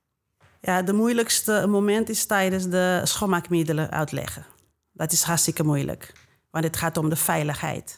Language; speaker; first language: Dutch; non-native, fluent; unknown